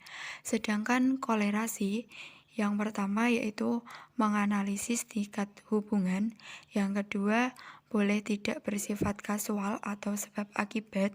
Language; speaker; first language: Indonesian; native; Indonesian